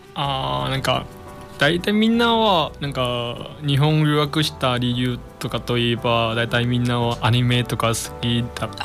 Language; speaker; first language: Japanese; non-native, fluent; Vietnamese